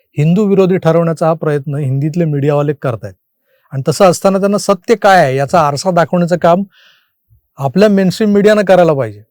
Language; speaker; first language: Marathi; native; Marathi